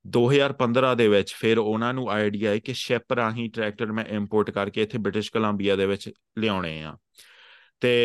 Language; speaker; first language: Punjabi; early bilingual, heritage; Punjabi